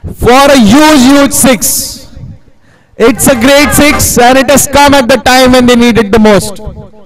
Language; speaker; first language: English; non-native, local second language; Marathi